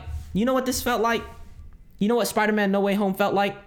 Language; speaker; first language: English; non-native, local second language; Filipino